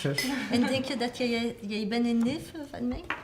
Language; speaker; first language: Dutch; non-native, local second language; French